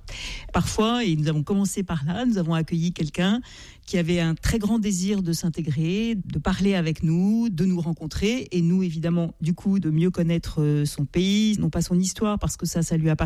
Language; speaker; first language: French; native; French